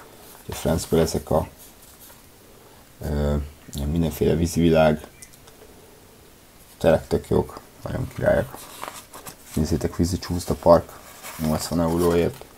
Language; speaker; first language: Hungarian; native; Hungarian